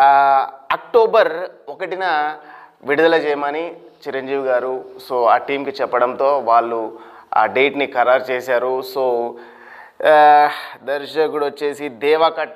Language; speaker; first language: Telugu; native; Telugu